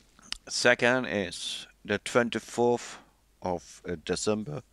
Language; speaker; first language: English; non-native, fluent; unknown